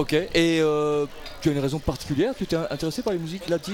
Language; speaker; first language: French; native; French